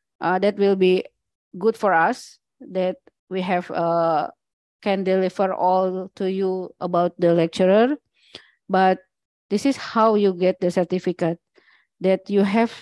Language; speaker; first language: English; non-native, learner; Indonesian